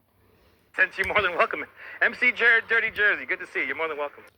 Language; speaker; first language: English; native; English